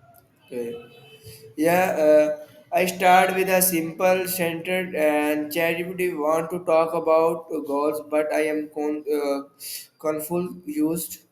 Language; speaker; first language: English; non-native, learner; Urdu